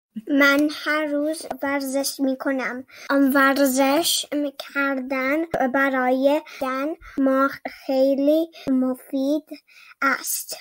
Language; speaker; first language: Persian; early bilingual, heritage; Persian